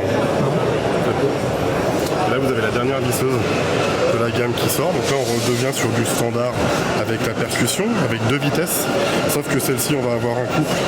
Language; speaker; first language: French; native; French